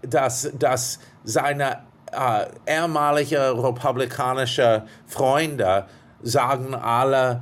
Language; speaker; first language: German; non-native, fluent; English